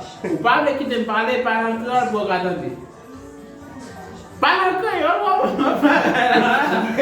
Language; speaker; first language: Portuguese; non-native, learner; Haitian Creole